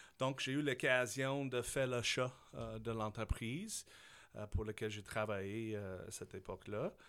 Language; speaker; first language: French; non-native, fluent; English